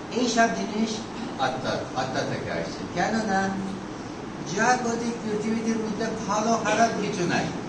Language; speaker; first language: Bangla; non-native, fluent; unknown